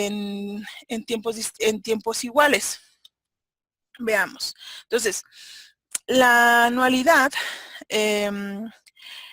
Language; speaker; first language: Spanish; native; Spanish